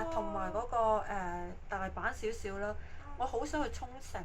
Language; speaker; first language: Cantonese; native; Cantonese